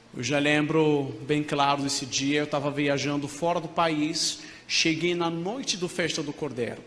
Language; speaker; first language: Portuguese; non-native, fluent; Arabic